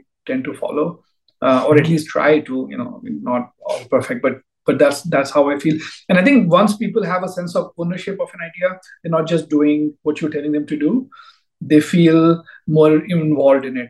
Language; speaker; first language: English; non-native, local second language; Hindi